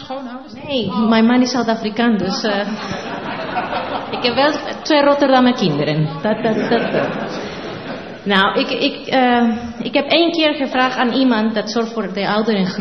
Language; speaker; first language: Dutch; non-native, learner; Spanish